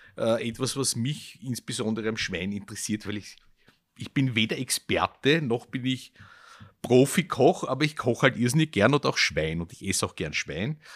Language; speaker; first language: German; native; German